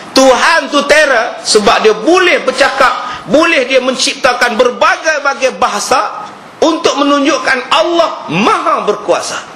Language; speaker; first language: Malay; native; Malay